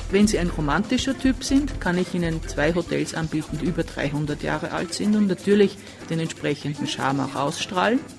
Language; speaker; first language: German; native; German